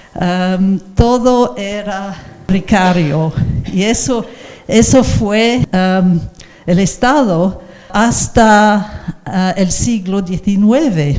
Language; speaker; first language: Spanish; non-native, fluent; English